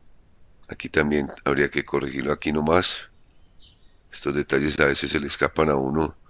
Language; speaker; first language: Spanish; native; Spanish